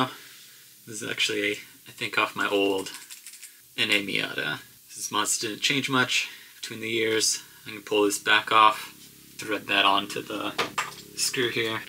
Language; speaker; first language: English; native; English